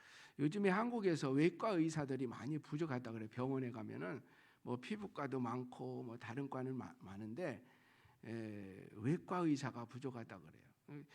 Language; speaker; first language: Korean; native; Korean